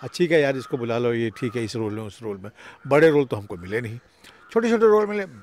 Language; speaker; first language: Hindi; native; Hindi